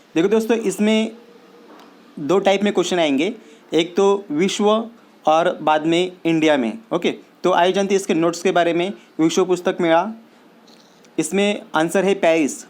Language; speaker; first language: Hindi; non-native, local second language; Marathi